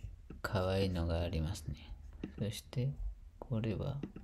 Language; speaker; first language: Japanese; non-native, fluent; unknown